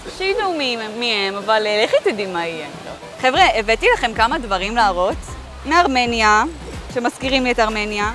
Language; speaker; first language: Hebrew; early bilingual, other home language; Armenian